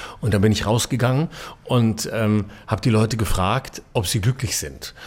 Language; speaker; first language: German; native; German